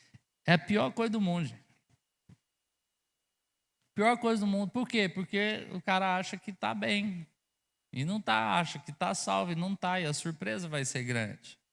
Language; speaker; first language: Portuguese; native; Portuguese